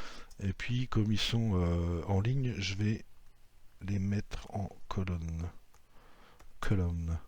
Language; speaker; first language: French; native; French